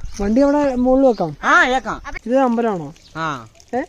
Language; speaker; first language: Malayalam; native; Malayalam